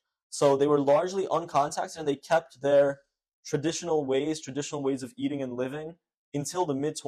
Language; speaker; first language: English; native; English